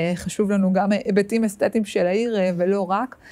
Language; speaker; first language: Hebrew; native; Hebrew